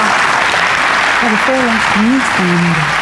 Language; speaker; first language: Dutch; native; Dutch